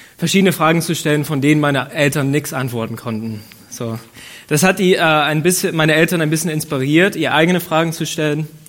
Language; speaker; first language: German; non-native, fluent; English